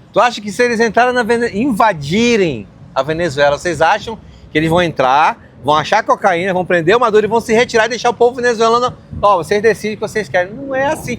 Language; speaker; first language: Portuguese; native; Portuguese